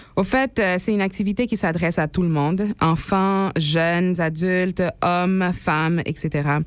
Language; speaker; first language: French; non-native, local second language; Haitian Creole